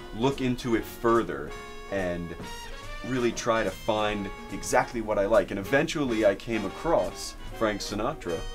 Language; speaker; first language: English; native; English